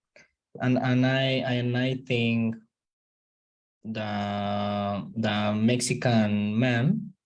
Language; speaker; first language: English; non-native, learner; Spanish